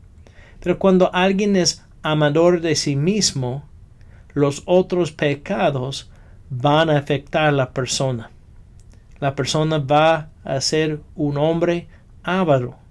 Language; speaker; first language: Spanish; non-native, fluent; English